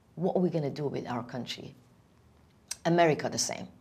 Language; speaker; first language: English; non-native, fluent; Persian